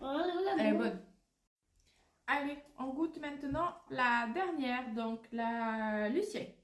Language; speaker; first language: French; native; French